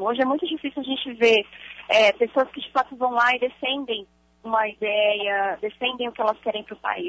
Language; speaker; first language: Portuguese; native; Portuguese